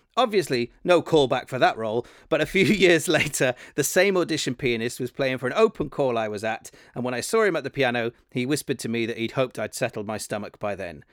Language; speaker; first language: English; native; English